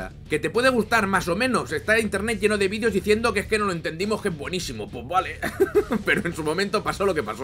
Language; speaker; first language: Spanish; native; Spanish